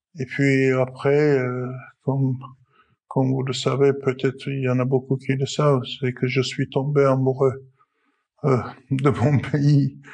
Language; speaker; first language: French; non-native, fluent; Armenian